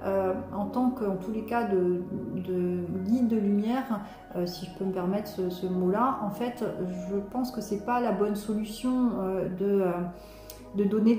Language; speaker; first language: French; native; French